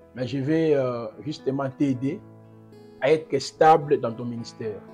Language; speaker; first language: French; non-native, local second language; Lingala